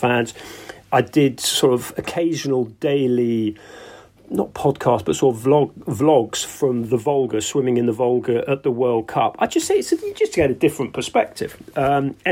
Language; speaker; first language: English; native; English